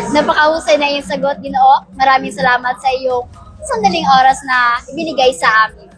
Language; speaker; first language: Filipino; non-native, local second language; Aklanon